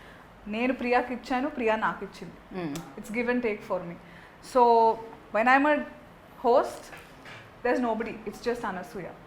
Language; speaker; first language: Telugu; native; Telugu